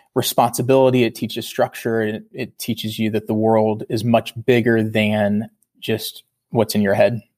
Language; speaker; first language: English; native; English